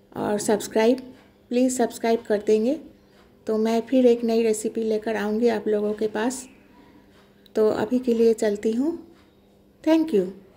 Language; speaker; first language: Hindi; non-native, local second language; Bangla